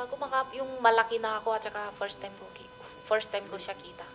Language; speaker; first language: Filipino; non-native, learner; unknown